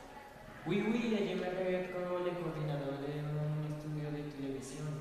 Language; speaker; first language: French; non-native, learner; Spanish